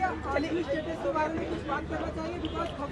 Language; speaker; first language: Hindi; native; Hindi